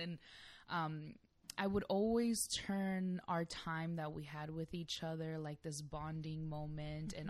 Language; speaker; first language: English; native; English